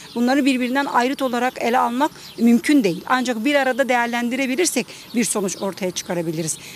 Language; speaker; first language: Turkish; native; Turkish